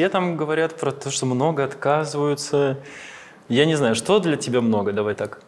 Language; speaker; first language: Russian; native; Russian